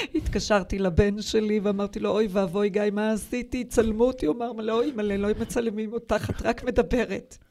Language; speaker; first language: Hebrew; native; Hebrew